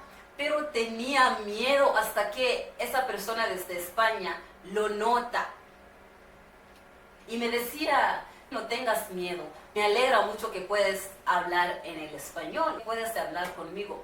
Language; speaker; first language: Spanish; non-native, learner; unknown